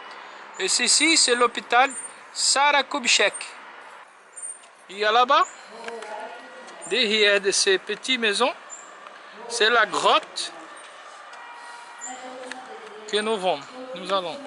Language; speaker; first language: French; non-native, learner; Portuguese